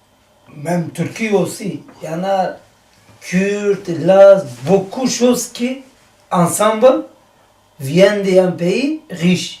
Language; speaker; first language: French; non-native, learner; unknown